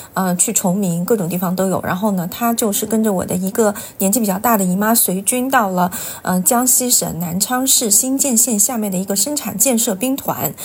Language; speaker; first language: Chinese; native; Chinese